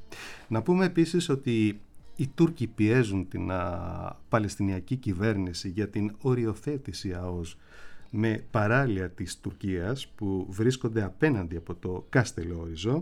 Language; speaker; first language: Greek; native; Greek